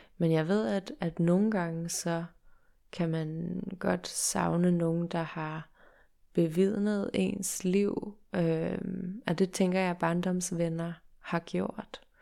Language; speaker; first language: Danish; early bilingual, heritage; Danish